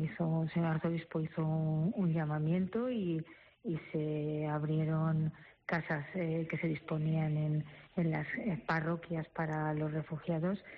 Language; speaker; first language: Spanish; native; Spanish